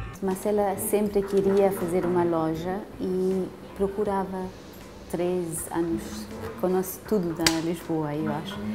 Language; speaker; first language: Portuguese; non-native, learner; German